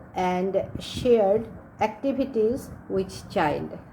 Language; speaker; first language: English; non-native, local second language; Assamese